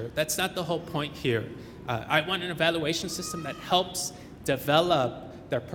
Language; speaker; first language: English; early bilingual, other home language; Spanish